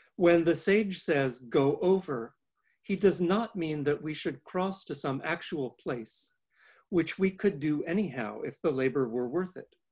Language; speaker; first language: English; native; English